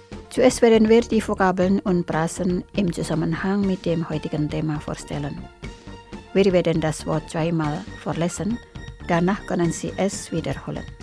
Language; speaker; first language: German; non-native, fluent; Indonesian